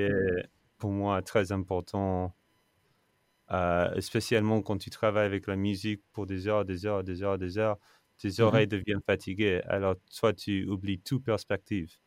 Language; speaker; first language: French; non-native, fluent; English